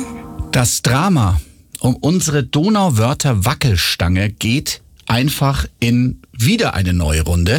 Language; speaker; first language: German; native; German